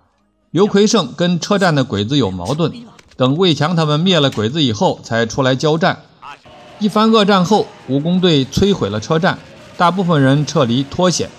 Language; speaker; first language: Chinese; native; Chinese